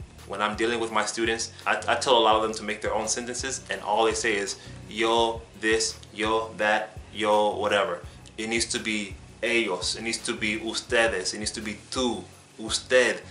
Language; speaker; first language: English; native; English